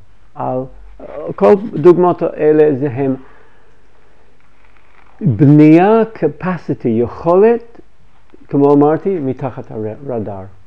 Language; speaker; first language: Hebrew; non-native, fluent; English